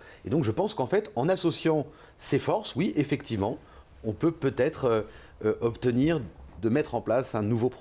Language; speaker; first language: French; native; French